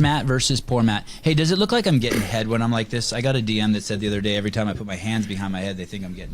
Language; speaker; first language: English; native; English